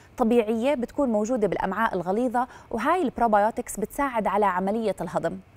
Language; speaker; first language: Arabic; native; Arabic